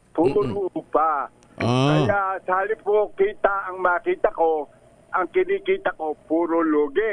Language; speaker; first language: Filipino; native; Filipino